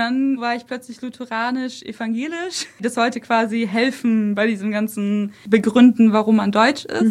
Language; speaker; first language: German; early bilingual, other home language; Russian